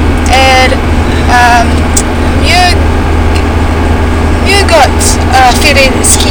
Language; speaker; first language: Icelandic; non-native, learner; English